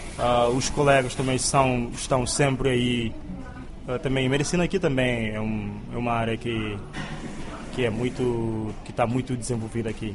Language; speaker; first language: Portuguese; non-native, local second language; Kabuverdianu